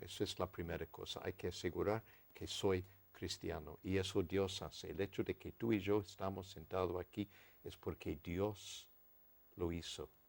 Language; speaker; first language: Spanish; non-native, fluent; English